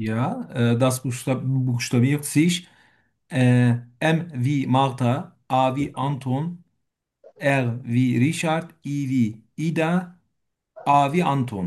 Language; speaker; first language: German; non-native, learner; Turkish